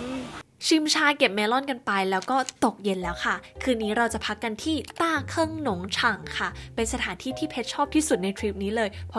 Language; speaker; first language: Thai; native; Thai